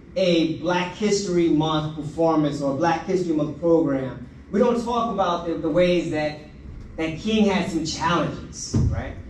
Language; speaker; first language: English; native; English